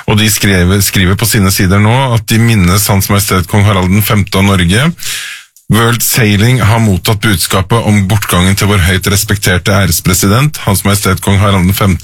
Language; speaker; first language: Norwegian; native; Norwegian